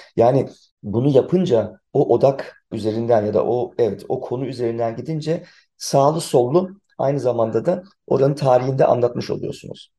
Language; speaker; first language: Turkish; early bilingual, heritage; Turkish